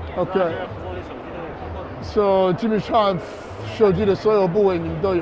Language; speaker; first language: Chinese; non-native, fluent; English